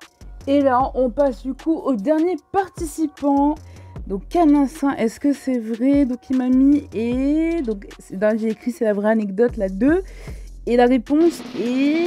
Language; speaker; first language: French; native; French